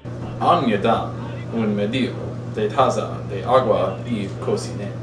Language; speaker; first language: Spanish; non-native, learner; English